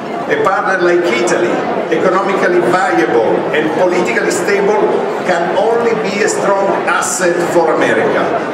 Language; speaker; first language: English; non-native, fluent; Italian